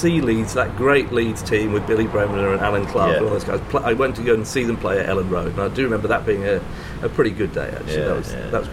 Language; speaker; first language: English; native; English